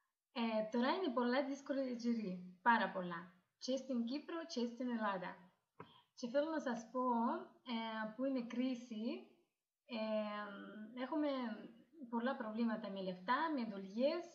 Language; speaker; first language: Greek; non-native, learner; Russian